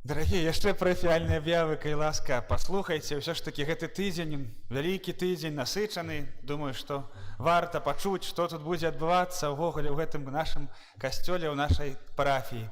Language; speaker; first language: Belarusian; native; Belarusian